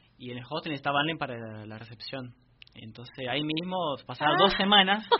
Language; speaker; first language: Spanish; non-native, fluent; Portuguese